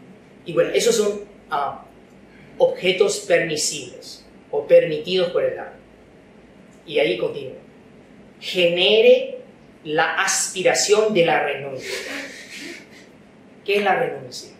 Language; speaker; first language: Spanish; non-native, fluent; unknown